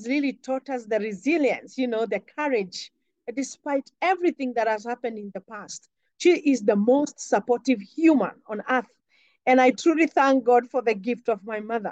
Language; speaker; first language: English; non-native, local second language; Kikuyu